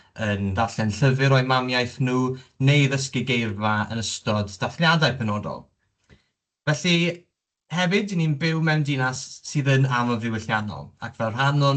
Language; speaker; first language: Welsh; native; Welsh